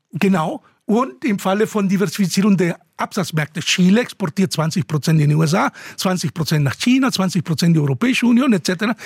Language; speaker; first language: German; non-native, fluent; Spanish